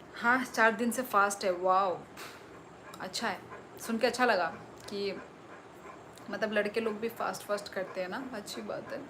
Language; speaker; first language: Hindi; non-native, local second language; Kok Borok